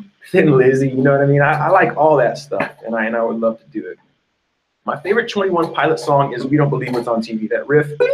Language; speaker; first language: English; native; English